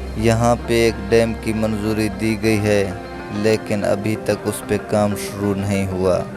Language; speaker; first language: Urdu; non-native, local second language; Baluchi